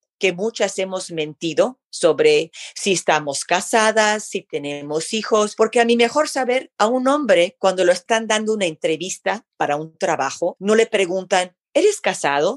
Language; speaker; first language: Spanish; early bilingual, heritage; Spanish